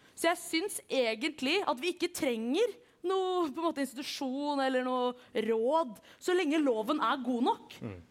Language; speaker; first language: Norwegian; early bilingual, other home language; Kurdish